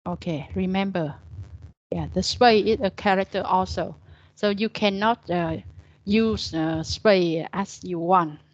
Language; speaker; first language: English; non-native, learner; Vietnamese